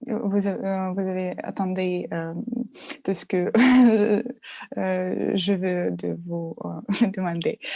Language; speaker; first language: French; non-native, learner; Russian